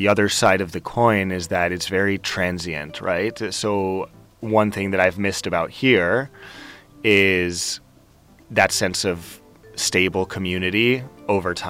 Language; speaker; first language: English; non-native, fluent; Spanish